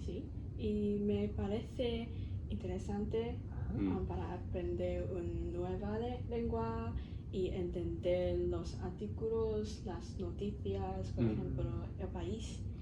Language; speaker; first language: Spanish; non-native, learner; Cantonese